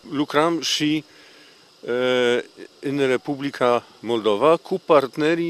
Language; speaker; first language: Romanian; non-native, fluent; Polish